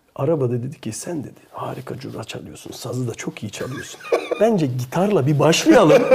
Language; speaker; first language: Turkish; early bilingual, heritage; Turkish